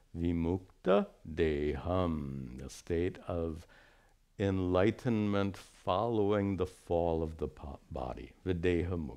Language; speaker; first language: English; native; English